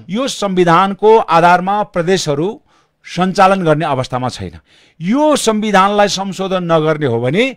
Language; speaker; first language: Nepali; non-native, local second language; Sherpa